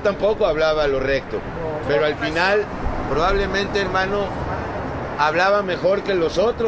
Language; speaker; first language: Spanish; native; Spanish